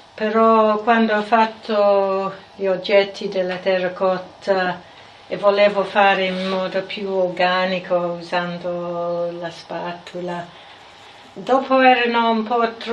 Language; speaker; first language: Italian; non-native, fluent; English